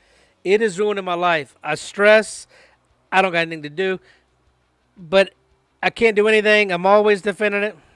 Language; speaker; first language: English; native; English